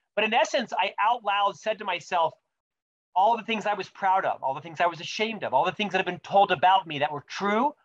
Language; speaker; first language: English; native; English